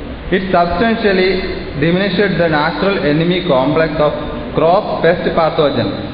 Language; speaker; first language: English; non-native, local second language; Malayalam